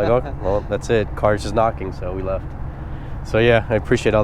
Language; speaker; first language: English; native; English